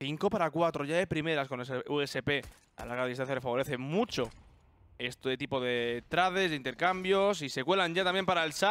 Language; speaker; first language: Spanish; native; Spanish